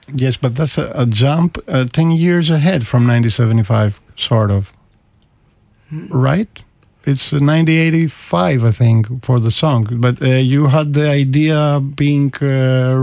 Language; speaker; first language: English; non-native, fluent; Greek